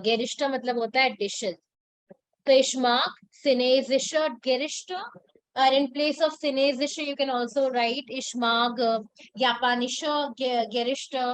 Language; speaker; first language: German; non-native, fluent; Hindi